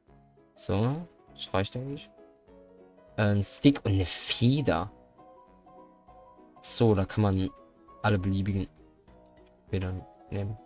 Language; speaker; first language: German; native; German